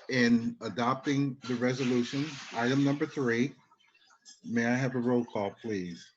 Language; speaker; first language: English; native; English